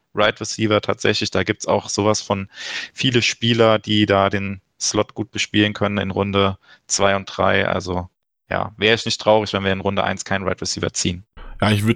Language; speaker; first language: German; native; German